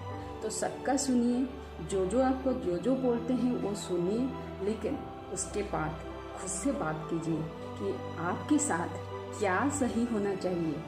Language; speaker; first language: Hindi; non-native, local second language; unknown